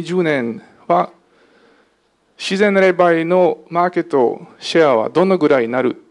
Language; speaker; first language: Japanese; non-native, fluent; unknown